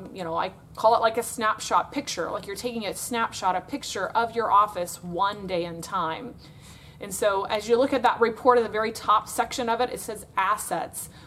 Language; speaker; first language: English; native; English